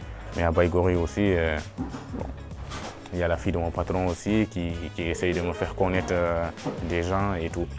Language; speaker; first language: French; non-native, local second language; Wolof